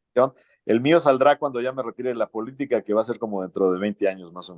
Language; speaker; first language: Spanish; native; Spanish